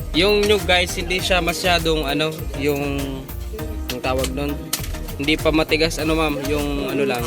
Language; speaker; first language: Filipino; non-native, local second language; Bikol